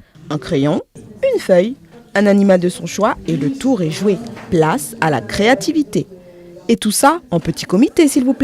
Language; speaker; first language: French; native; French